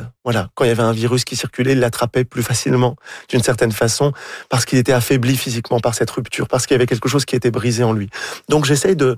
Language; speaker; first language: French; native; French